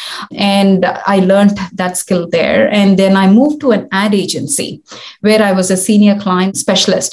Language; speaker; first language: English; non-native, local second language; Tamil